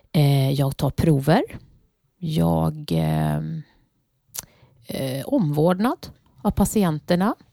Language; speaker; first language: Swedish; non-native, fluent; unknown